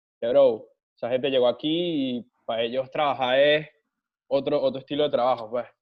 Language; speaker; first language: Spanish; native; Spanish